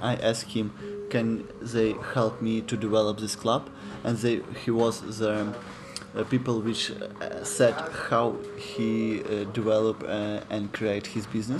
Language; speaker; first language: English; non-native, learner; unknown